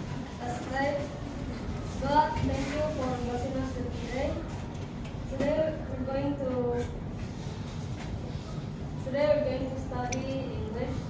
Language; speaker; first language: English; non-native, learner; Indonesian